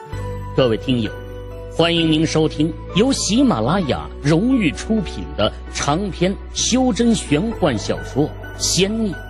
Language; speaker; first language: Chinese; native; Chinese